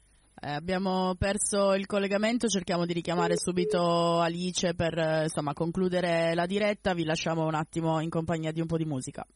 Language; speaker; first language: Italian; native; Italian